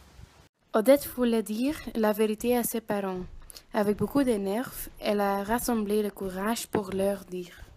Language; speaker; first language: French; non-native, learner; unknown